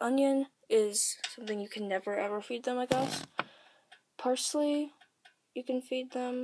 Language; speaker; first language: English; native; English